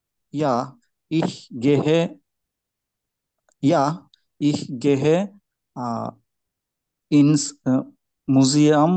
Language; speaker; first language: German; non-native, learner; Bangla